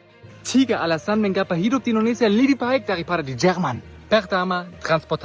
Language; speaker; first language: Indonesian; non-native, learner; German